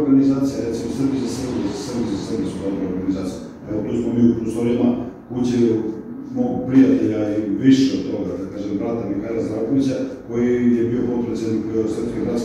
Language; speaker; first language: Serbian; early bilingual, heritage; Serbian